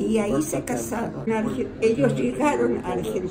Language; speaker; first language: Spanish; early bilingual, other home language; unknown